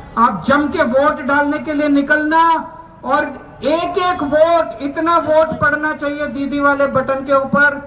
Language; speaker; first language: Hindi; native; Hindi